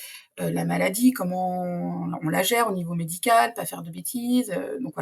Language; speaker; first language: French; native; French